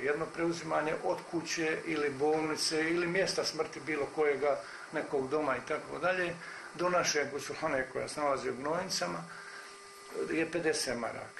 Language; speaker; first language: Croatian; native; Croatian